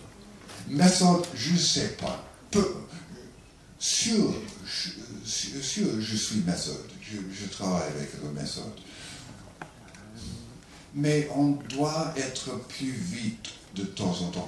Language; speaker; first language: French; non-native, learner; English